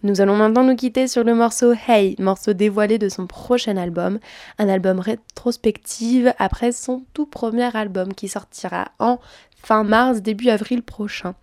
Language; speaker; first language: French; native; French